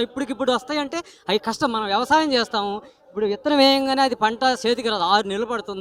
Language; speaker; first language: Telugu; native; Telugu